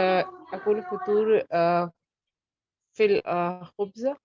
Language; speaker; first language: Arabic; non-native, learner; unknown